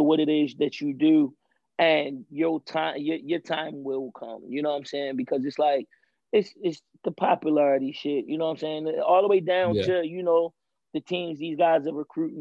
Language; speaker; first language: English; native; English